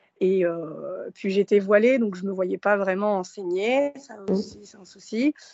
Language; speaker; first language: French; early bilingual, other home language; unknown